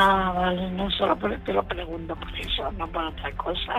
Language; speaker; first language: Spanish; native; Spanish